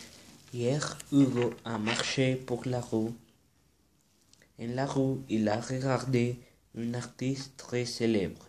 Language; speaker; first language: French; non-native, learner; Spanish